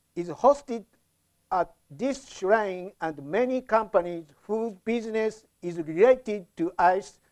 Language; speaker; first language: English; non-native, fluent; Japanese